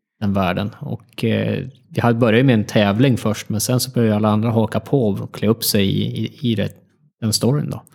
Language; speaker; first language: Swedish; native; Swedish